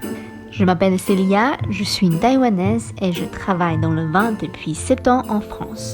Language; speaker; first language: French; non-native, fluent; Chinese